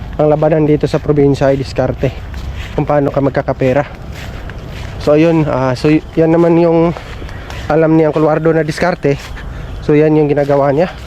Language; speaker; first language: Filipino; non-native, local second language; Cebuano